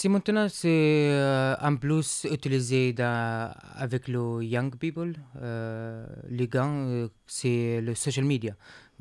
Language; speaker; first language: French; non-native, learner; Arabic